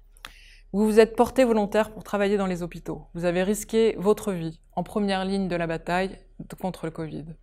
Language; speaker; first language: French; native; French